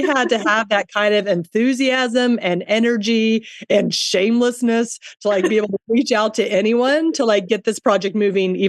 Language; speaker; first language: English; native; English